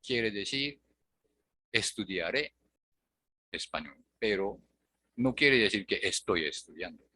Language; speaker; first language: Spanish; non-native, fluent; Japanese